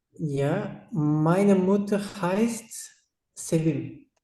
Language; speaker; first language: German; non-native, learner; Turkish